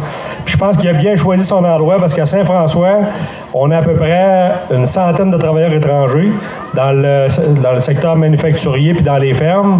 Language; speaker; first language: French; native; French